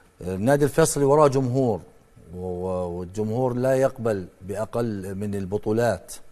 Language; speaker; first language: Arabic; native; Arabic